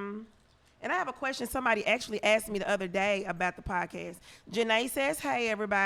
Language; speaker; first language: English; native; English